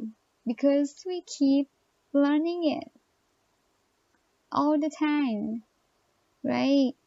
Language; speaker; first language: English; non-native, learner; Thai